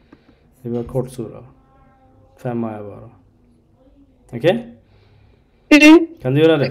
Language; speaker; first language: Swedish; non-native, learner; Arabic